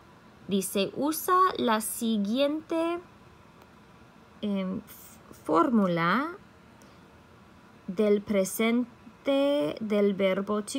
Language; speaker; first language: Spanish; non-native, fluent; English